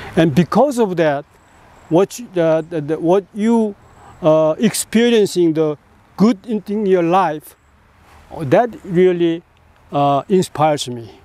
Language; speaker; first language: English; non-native, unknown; Korean